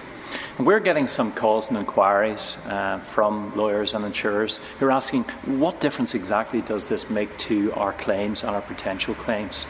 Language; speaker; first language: English; native; English